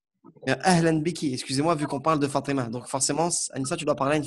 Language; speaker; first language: French; native; French